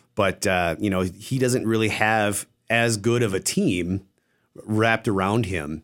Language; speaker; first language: English; early bilingual, other home language; French